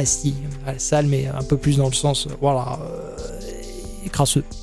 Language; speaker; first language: French; native; French